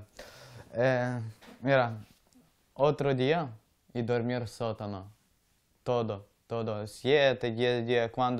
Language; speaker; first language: Spanish; non-native, learner; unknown